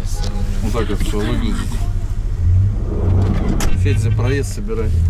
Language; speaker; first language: Russian; native; Russian